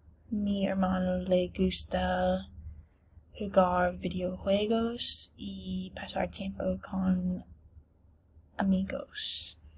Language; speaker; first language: Spanish; non-native, learner; English